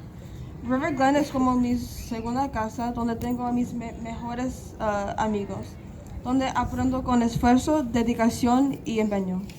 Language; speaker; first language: Spanish; non-native, local second language; English